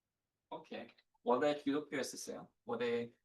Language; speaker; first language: Korean; non-native, learner; English